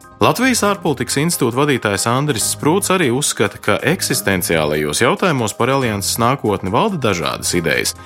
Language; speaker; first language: Latvian; early bilingual, heritage; Latvian